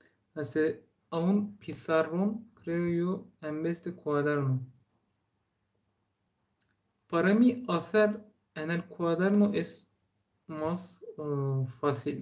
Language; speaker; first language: Spanish; non-native, learner; Turkish